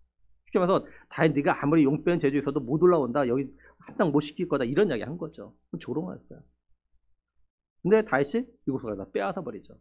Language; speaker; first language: Korean; native; Korean